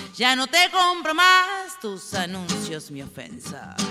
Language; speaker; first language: Spanish; native; Spanish